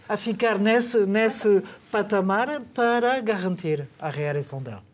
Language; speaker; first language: Portuguese; non-native, fluent; French